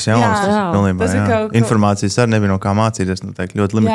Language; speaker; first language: Latvian; native; Latvian